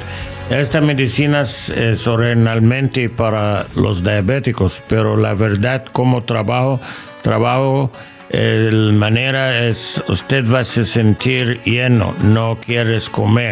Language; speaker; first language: Spanish; non-native, learner; English